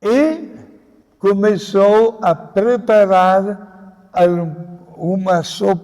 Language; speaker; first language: Portuguese; non-native, fluent; Italian